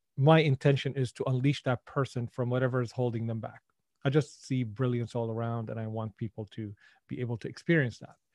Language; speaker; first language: English; non-native, fluent; Arabic